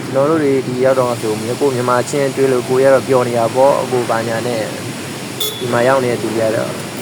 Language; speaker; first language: Burmese; native; Burmese